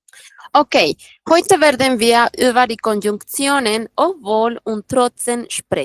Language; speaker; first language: German; non-native, fluent; Spanish